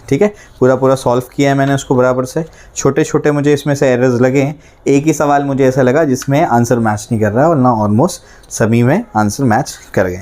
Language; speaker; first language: Hindi; native; Hindi